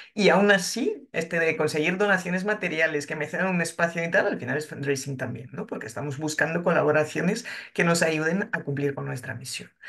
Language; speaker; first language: Spanish; non-native, fluent; French